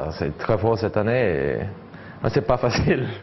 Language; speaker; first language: French; non-native, learner; English